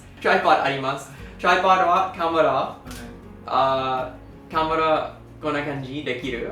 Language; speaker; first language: Japanese; non-native, learner; English